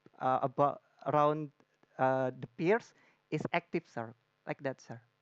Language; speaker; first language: English; non-native, learner; Indonesian